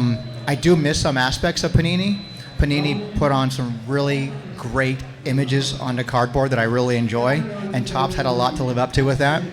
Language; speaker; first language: English; native; English